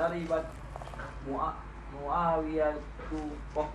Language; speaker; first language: Arabic; non-native, learner; Indonesian